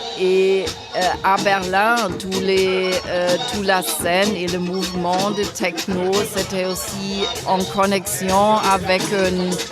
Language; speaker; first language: French; non-native, fluent; German